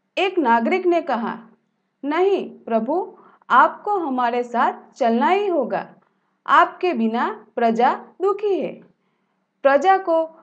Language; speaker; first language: Hindi; non-native, local second language; Gujarati